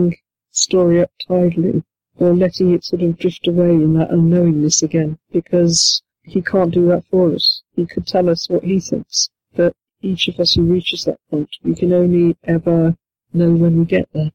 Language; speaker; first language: English; native; English